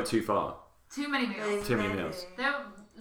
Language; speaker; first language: English; native; English